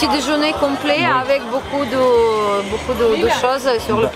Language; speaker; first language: French; non-native, fluent; Ukrainian